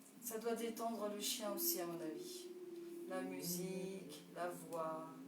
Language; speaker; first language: French; native; French